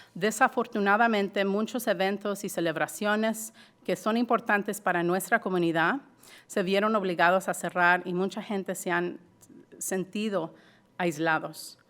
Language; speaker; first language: Spanish; early bilingual, heritage; Spanish